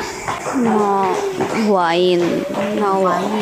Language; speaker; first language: Chinese; non-native, learner; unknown